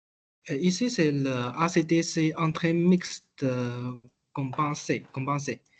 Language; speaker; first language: French; non-native, learner; Chinese